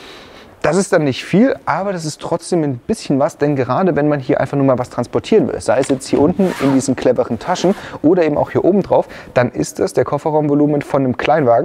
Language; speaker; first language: German; native; German